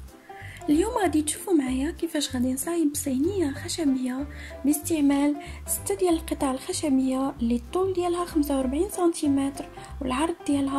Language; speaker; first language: Arabic; native; Arabic